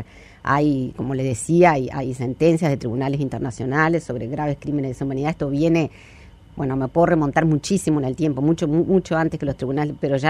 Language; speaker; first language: Spanish; native; Spanish